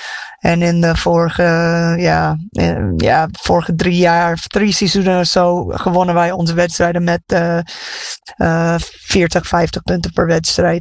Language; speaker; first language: Dutch; non-native, fluent; English